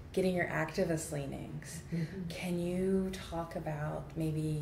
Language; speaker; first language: English; native; English